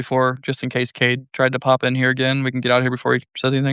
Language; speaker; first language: English; native; English